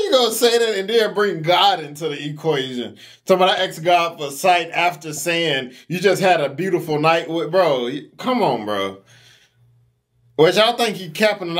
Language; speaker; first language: English; native; English